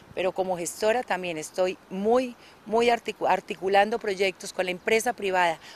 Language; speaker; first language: Spanish; native; Spanish